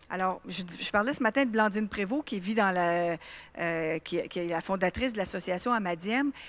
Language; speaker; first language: French; native; French